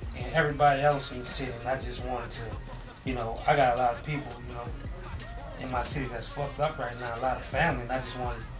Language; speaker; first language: English; native; English